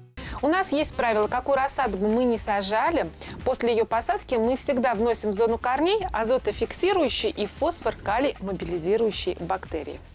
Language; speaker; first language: Russian; native; Russian